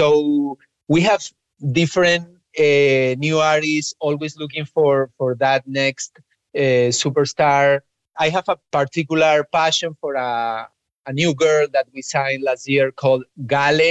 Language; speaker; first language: English; non-native, fluent; Spanish